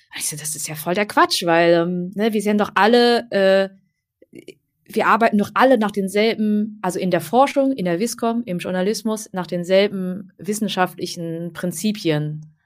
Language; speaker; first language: German; early bilingual, other home language; Vietnamese